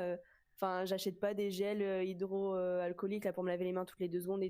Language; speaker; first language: French; native; French